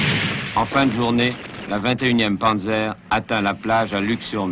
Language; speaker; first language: French; native; French